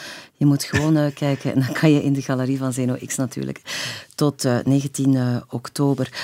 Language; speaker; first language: Dutch; native; Dutch